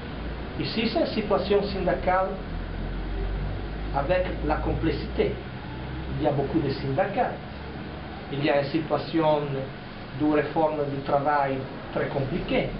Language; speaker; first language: French; non-native, fluent; Italian